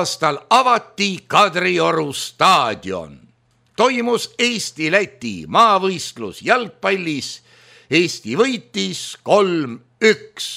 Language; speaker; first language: Estonian; native; Estonian